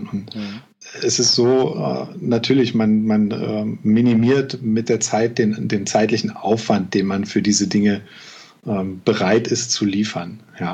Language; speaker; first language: German; native; German